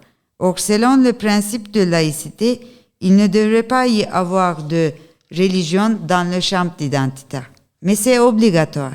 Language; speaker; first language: French; non-native, learner; Turkish